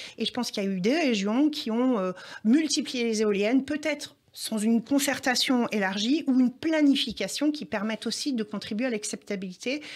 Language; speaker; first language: French; native; French